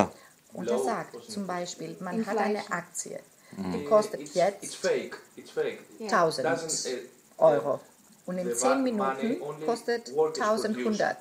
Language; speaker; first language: German; non-native, fluent; Greek